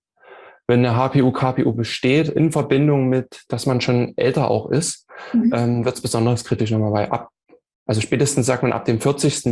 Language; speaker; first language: German; native; German